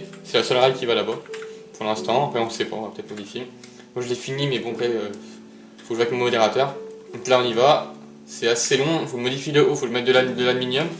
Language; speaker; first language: French; native; French